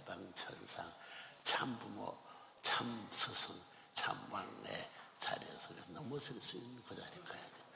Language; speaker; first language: Korean; native; Korean